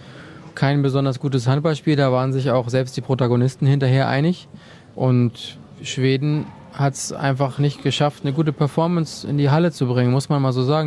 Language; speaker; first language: German; native; German